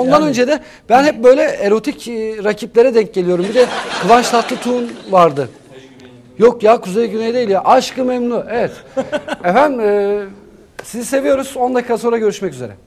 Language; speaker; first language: Turkish; native; Turkish